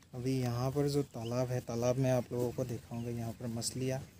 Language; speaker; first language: Hindi; non-native, local second language; Assamese